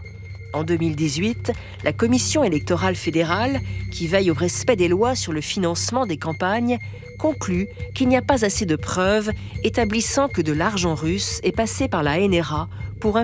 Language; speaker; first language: French; native; French